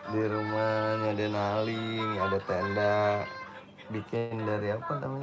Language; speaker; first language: Indonesian; native; Indonesian